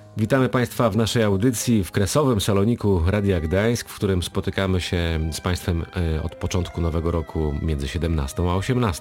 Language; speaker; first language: Polish; native; Polish